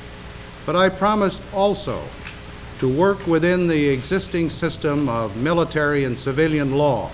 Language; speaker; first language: English; native; English